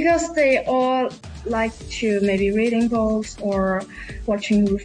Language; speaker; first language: English; non-native, local second language; Cantonese